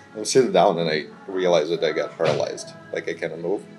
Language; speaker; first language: English; non-native, fluent; Ukrainian